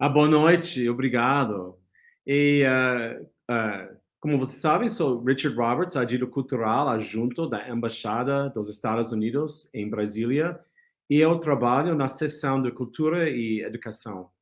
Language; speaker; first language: Portuguese; non-native, fluent; English